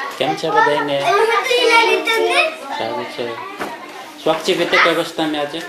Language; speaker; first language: Gujarati; early bilingual, heritage; Gujarati